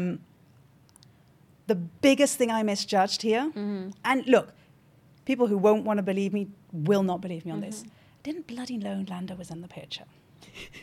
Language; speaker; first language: English; non-native, fluent; French